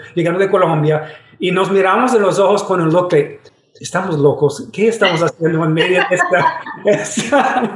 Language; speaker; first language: Spanish; non-native, fluent; English